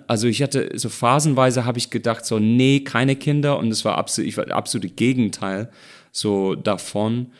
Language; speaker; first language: German; non-native, fluent; English